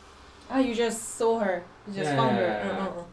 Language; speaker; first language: English; non-native, fluent; Korean